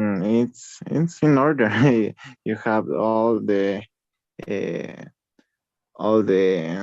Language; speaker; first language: English; non-native, learner; Spanish